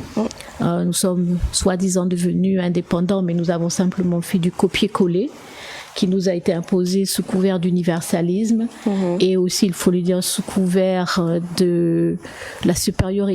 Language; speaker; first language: French; native; French